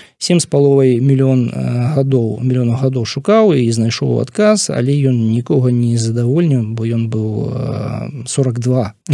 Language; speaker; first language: Belarusian; non-native, local second language; Russian